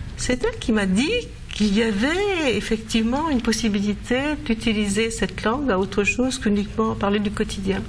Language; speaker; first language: French; non-native, local second language; Swiss German